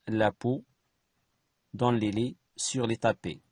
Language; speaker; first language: French; non-native, local second language; Arabic